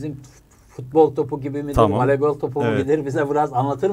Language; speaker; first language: Turkish; native; Turkish